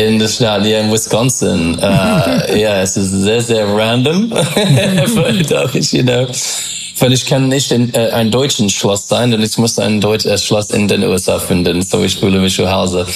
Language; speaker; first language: German; non-native, learner; English